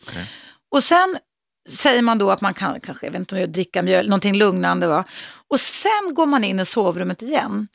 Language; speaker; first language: Swedish; native; Swedish